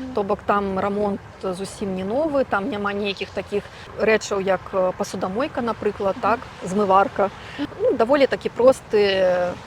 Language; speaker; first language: Belarusian; non-native, local second language; Russian